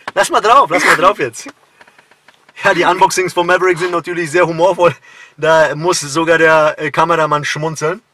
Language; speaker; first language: German; native; German